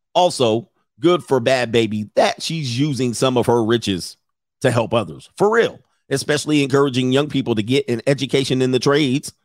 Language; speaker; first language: English; native; English